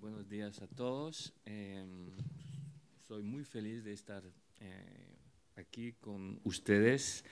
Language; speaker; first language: Spanish; non-native, fluent; French